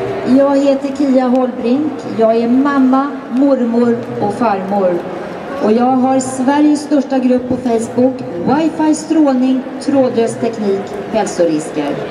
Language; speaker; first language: Swedish; native; Swedish